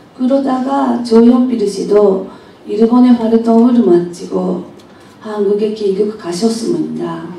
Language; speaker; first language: Korean; non-native, fluent; Japanese